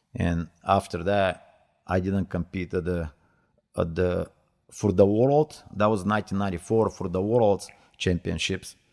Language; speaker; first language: English; non-native, learner; Bulgarian